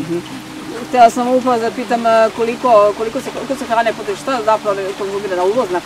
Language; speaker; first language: Croatian; native; Croatian